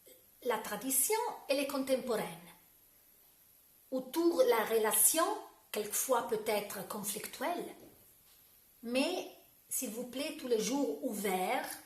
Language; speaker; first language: French; non-native, learner; Italian